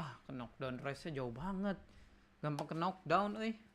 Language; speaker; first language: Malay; non-native, local second language; Sundanese